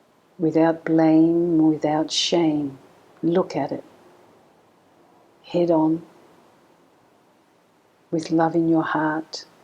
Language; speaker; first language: English; native; English